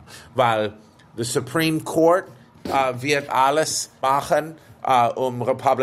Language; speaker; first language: German; non-native, fluent; English